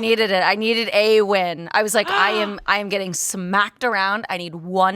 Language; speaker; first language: English; native; English